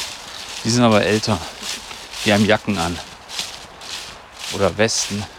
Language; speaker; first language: German; native; German